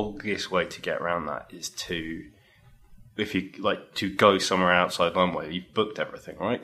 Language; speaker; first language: English; native; English